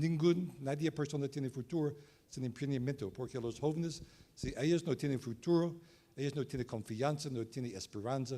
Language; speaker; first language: Spanish; non-native, learner; English